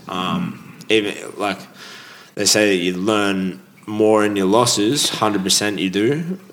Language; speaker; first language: English; native; English